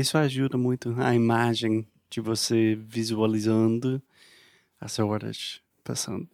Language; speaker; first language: Portuguese; non-native, learner; English